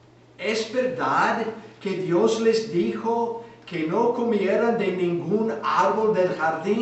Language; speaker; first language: Spanish; native; Spanish